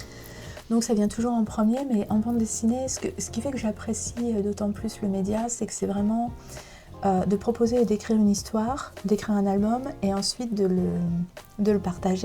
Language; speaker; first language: French; native; French